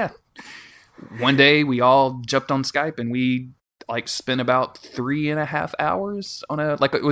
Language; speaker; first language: English; native; English